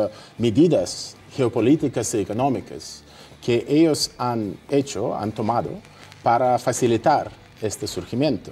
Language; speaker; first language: Spanish; non-native, fluent; Russian